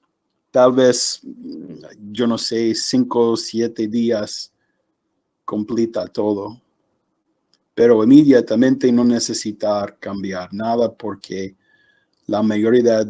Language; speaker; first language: Spanish; non-native, learner; English